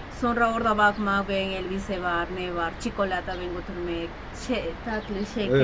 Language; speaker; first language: Turkish; non-native, learner; Spanish